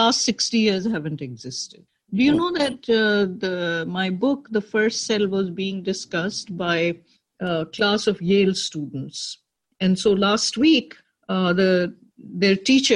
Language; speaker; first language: English; non-native, local second language; Urdu